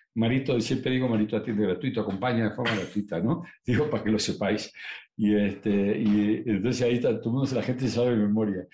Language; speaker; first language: Spanish; native; Spanish